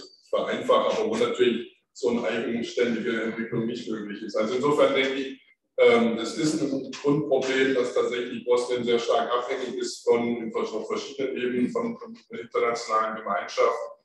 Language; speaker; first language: German; early bilingual, other home language; French